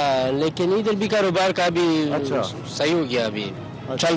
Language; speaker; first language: Hindi; non-native, local second language; Pashto